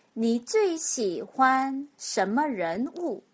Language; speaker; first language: Chinese; non-native, fluent; Korean